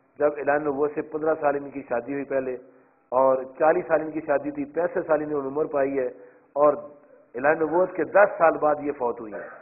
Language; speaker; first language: Urdu; non-native, local second language; Punjabi